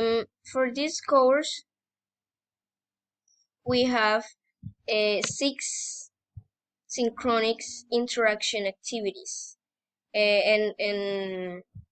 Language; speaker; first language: English; non-native, learner; Spanish